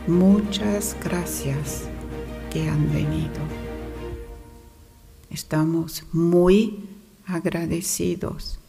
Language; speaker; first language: Spanish; non-native, fluent; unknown